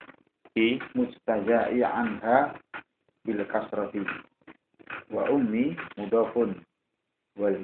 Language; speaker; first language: Arabic; non-native, learner; Indonesian